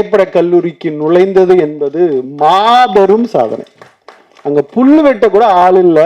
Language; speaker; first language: Tamil; native; Tamil